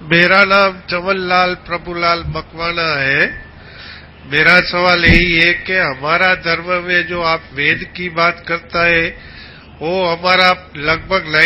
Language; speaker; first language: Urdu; non-native, local second language; Gujarati